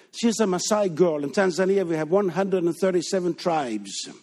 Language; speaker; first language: English; non-native, fluent; Danish